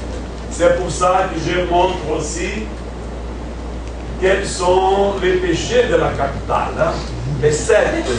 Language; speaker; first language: French; non-native, fluent; Portuguese